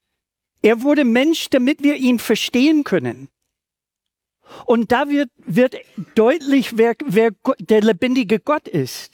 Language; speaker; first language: German; native; German